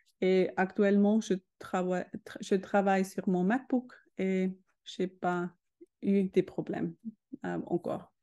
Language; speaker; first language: French; non-native, learner; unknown